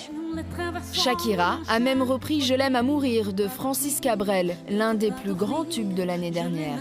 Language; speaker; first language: French; native; French